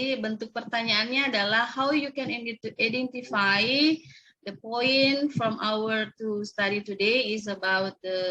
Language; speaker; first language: English; non-native, learner; Indonesian